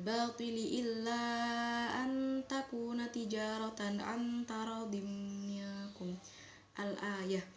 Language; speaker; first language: Arabic; non-native, learner; Indonesian